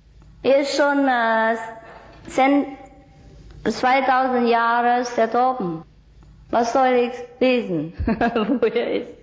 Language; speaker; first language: German; non-native, learner; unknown